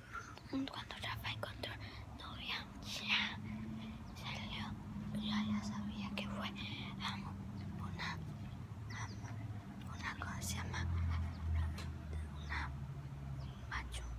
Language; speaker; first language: Spanish; early bilingual, heritage; Spanish